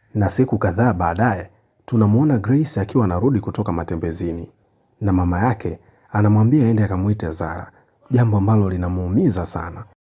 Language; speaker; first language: Swahili; native; Swahili